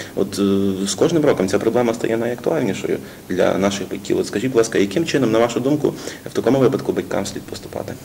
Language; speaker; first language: Ukrainian; native; Ukrainian